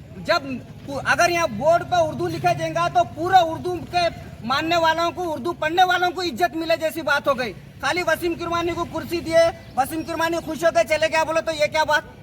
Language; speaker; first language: Hindi; non-native, local second language; Urdu